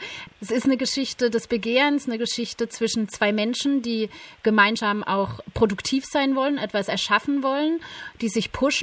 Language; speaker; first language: German; native; German